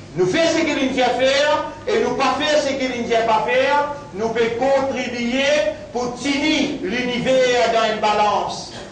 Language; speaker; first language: French; non-native, local second language; Morisyen